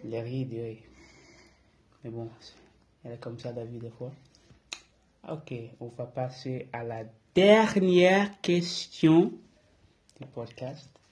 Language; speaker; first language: French; early bilingual, other home language; English